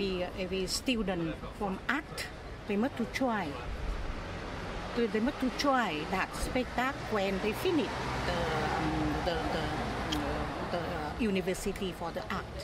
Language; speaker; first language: English; non-native, learner; Vietnamese